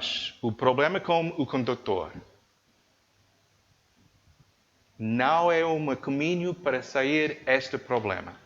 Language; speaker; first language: Portuguese; non-native, learner; English